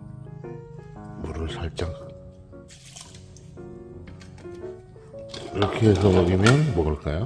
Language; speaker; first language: Korean; native; Korean